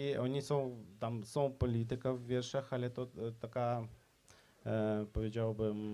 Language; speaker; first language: Polish; non-native, fluent; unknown